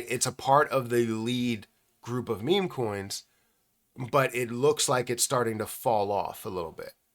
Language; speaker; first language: English; native; English